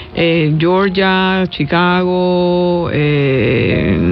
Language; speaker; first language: Spanish; native; Spanish